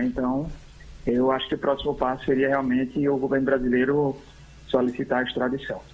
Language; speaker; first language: Portuguese; native; Portuguese